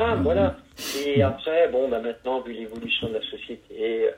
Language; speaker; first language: French; native; French